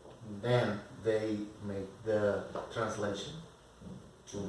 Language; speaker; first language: English; non-native, learner; Spanish